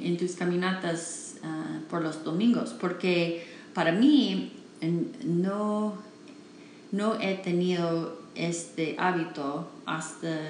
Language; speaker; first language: Spanish; non-native, learner; English